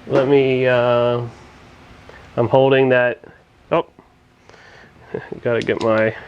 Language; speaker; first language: English; native; English